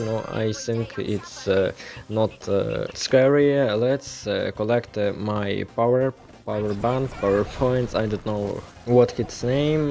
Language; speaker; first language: English; non-native, learner; Ukrainian